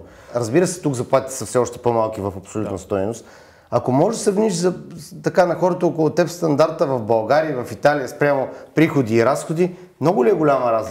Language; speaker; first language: Bulgarian; native; Bulgarian